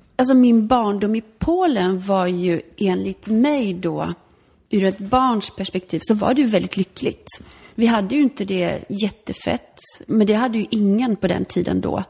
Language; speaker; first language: Swedish; early bilingual, other home language; Polish